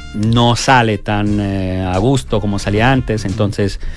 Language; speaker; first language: Spanish; non-native, fluent; Italian